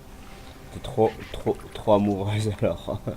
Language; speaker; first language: French; native; French